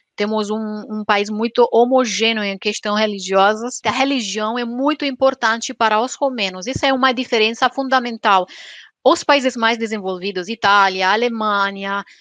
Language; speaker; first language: Portuguese; non-native, fluent; Romanian